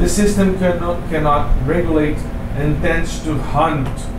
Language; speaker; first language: English; non-native, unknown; Portuguese